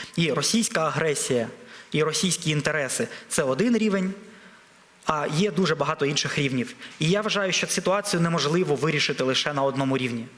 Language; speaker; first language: Ukrainian; non-native, local second language; Russian